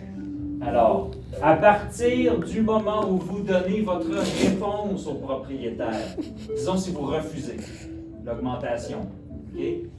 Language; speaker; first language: French; native; French